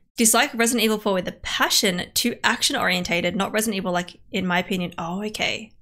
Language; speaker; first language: English; native; English